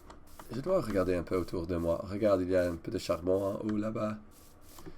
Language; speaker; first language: French; non-native, learner; English